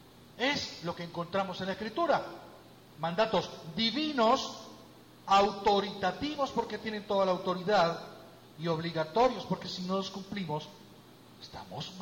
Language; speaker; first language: Spanish; native; Spanish